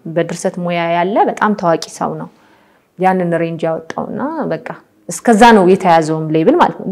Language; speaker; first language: Amharic; native; Amharic